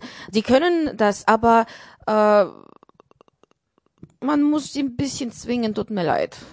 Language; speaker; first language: German; non-native, learner; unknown